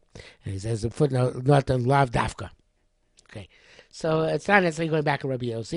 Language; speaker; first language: English; native; English